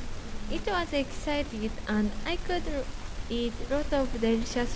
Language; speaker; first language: English; non-native, learner; Japanese